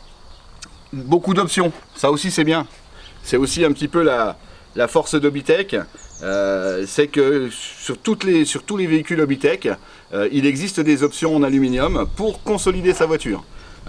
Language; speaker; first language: French; native; French